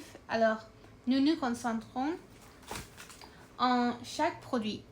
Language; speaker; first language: French; non-native, learner; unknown